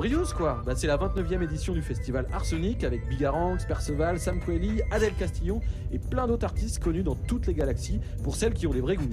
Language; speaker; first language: French; native; French